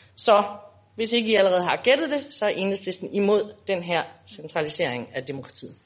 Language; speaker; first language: Danish; native; Danish